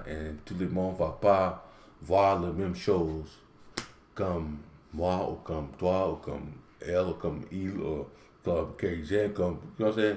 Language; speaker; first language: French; non-native, learner; English